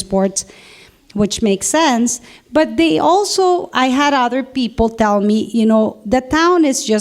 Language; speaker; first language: English; non-native, fluent; Spanish